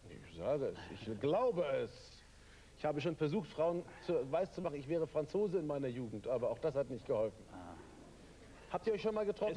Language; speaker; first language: German; native; German